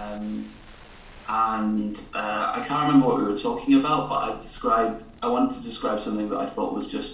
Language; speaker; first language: English; native; English